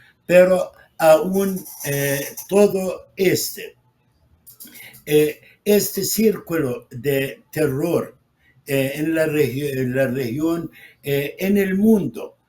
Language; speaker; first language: Spanish; non-native, fluent; Arabic